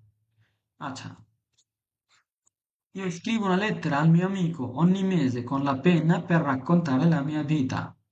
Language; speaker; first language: Italian; non-native, fluent; Bangla